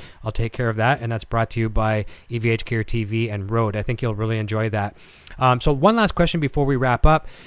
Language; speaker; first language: English; native; English